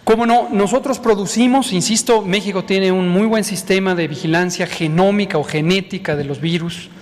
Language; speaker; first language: Spanish; native; Spanish